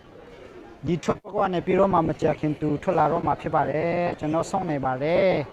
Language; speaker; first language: Burmese; non-native, local second language; Hakha Chin